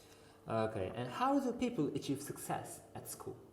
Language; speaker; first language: English; non-native, fluent; Uzbek